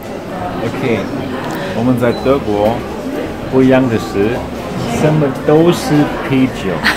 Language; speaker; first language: Chinese; non-native, fluent; German